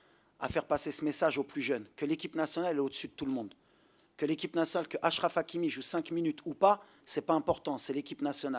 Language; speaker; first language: French; native; French